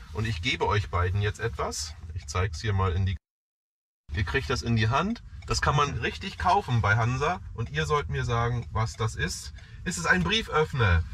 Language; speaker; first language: German; native; German